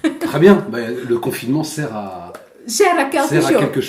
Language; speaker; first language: French; native; French